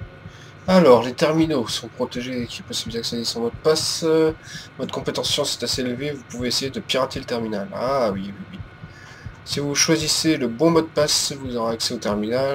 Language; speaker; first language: French; native; French